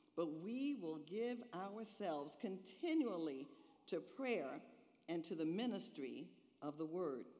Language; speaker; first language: English; native; English